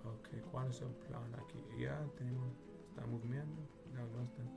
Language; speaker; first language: Spanish; non-native, learner; English